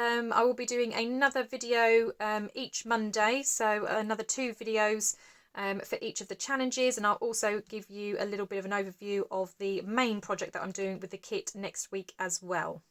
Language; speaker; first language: English; native; English